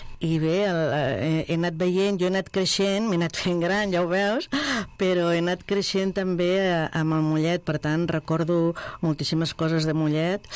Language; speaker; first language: Catalan; non-native, local second language; Spanish